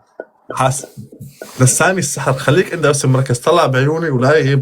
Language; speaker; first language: Arabic; native; Arabic